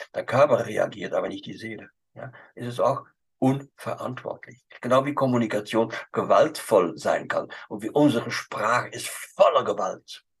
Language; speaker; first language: German; non-native, fluent; French